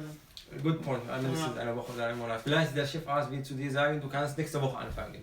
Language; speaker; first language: German; non-native, fluent; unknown